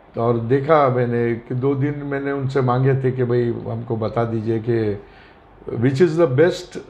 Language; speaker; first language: Hindi; non-native, local second language; Marathi